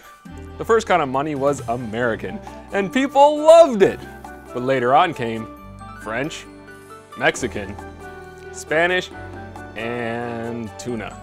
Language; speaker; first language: English; native; English